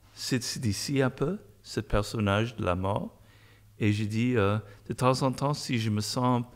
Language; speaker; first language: French; non-native, fluent; English